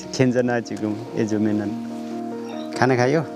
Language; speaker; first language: Korean; non-native, learner; Nepali